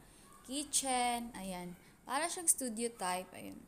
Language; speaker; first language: Filipino; native; Filipino